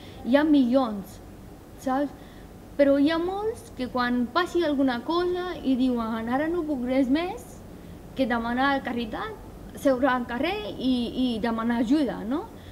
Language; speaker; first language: Catalan; non-native, fluent; Persian